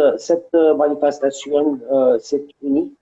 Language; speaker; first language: French; non-native, learner; Romanian